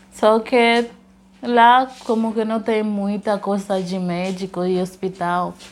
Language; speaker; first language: Portuguese; non-native, fluent; Haitian Creole